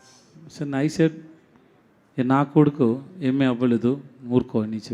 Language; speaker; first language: Telugu; non-native, learner; Tamil